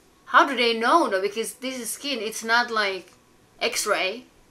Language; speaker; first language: English; non-native, fluent; Indonesian